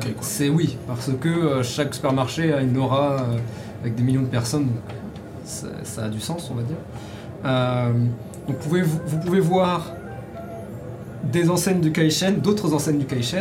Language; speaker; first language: French; native; French